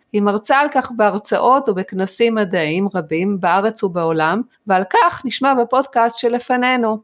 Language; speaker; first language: Hebrew; native; Hebrew